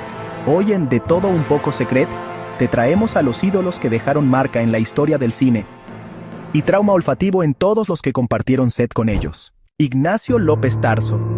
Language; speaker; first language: Spanish; native; Spanish